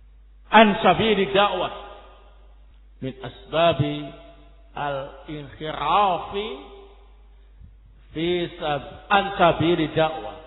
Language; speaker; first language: Arabic; non-native, fluent; Indonesian